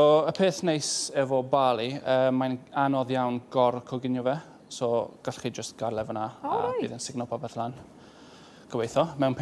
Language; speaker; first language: Welsh; native; Welsh